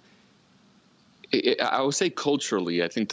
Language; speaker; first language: English; early bilingual, other home language; Spanish